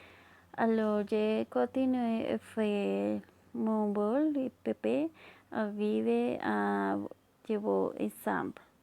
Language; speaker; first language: French; non-native, learner; Spanish